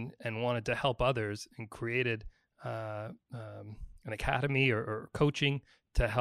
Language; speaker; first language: English; native; English